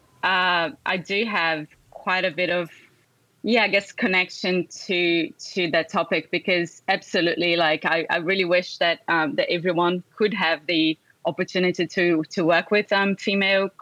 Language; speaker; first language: English; non-native, fluent; Portuguese